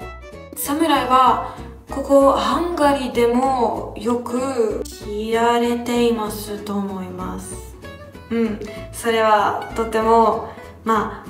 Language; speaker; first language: Japanese; non-native, fluent; Hungarian